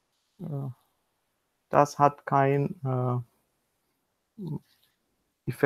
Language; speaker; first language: German; non-native, learner; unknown